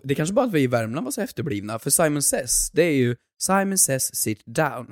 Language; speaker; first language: Swedish; native; Swedish